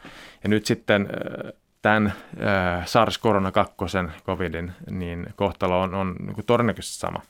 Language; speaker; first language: Finnish; native; Finnish